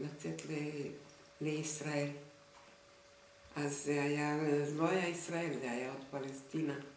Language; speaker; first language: Hebrew; non-native, fluent; Hungarian